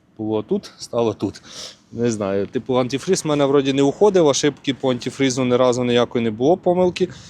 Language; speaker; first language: Ukrainian; non-native, local second language; Russian